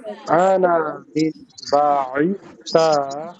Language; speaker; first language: Arabic; non-native, learner; Bangla